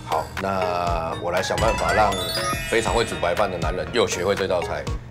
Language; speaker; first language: Chinese; native; Chinese